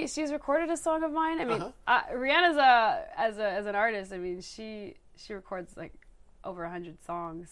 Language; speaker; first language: English; native; English